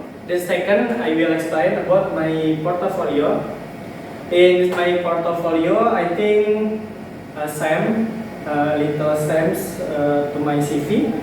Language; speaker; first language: English; non-native, learner; Indonesian